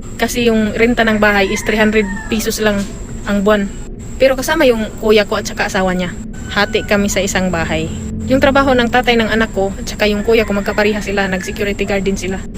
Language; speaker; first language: Filipino; non-native, local second language; Cebuano